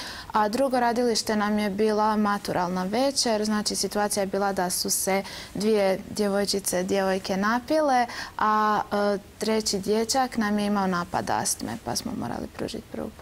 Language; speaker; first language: Croatian; native; Croatian